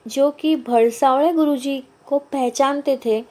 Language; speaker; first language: Hindi; non-native, local second language; Marathi